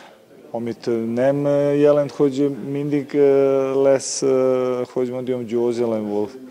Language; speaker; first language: Hungarian; non-native, learner; Serbian